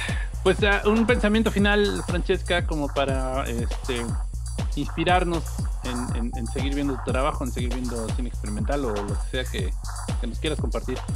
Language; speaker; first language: Spanish; native; Spanish